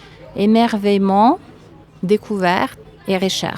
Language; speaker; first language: French; non-native, fluent; Italian